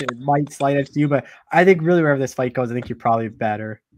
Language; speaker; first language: English; native; English